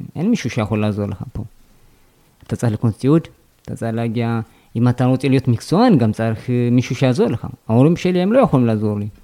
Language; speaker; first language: Hebrew; non-native, fluent; Amharic